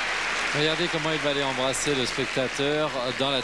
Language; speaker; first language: French; native; French